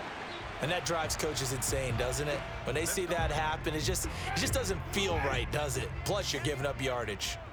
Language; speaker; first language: English; native; English